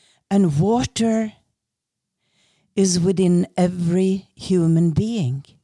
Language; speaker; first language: English; non-native, fluent; Norwegian